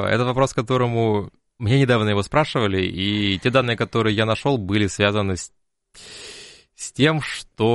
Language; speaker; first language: Russian; native; Russian